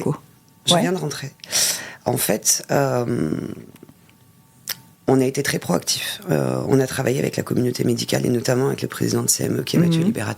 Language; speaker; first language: French; native; French